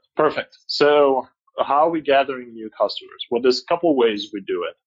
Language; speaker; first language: English; non-native, fluent; French